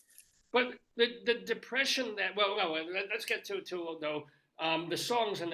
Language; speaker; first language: English; native; English